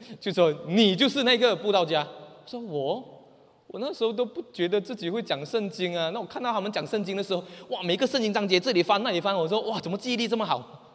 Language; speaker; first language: Chinese; native; Chinese